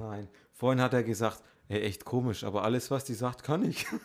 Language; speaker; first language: German; native; German